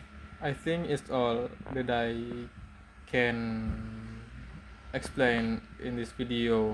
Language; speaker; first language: English; non-native, learner; Indonesian